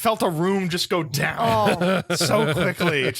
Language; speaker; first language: English; native; English